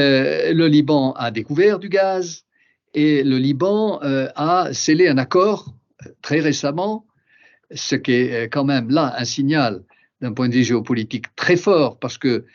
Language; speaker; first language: French; native; French